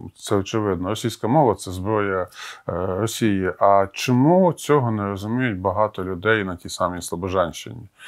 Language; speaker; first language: Ukrainian; native; Ukrainian